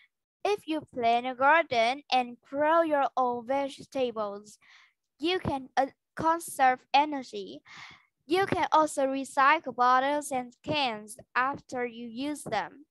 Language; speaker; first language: English; non-native, learner; Vietnamese